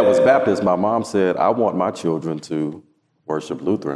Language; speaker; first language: English; native; English